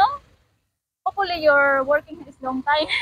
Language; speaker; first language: English; non-native, learner; Cebuano